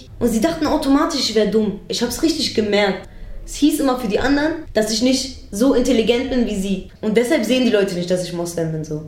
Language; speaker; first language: German; early bilingual, other home language; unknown